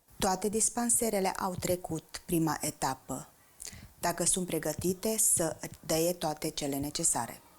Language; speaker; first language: Romanian; native; Romanian